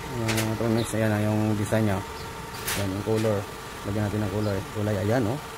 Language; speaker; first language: Filipino; non-native, local second language; Cebuano